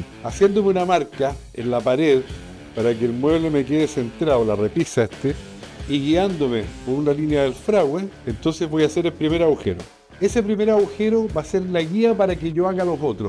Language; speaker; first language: Spanish; native; Spanish